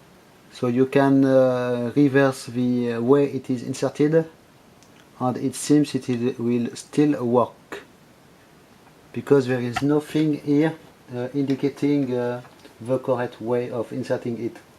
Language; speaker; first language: English; non-native, fluent; French